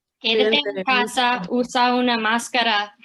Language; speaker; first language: Spanish; early bilingual, heritage; English